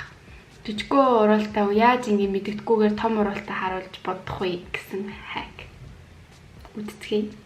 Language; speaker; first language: Mongolian; native; Mongolian